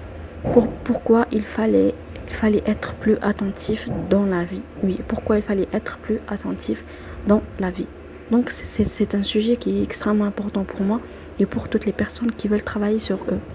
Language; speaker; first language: French; non-native, local second language; Arabic